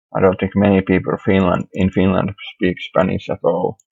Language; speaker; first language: English; non-native, fluent; Finnish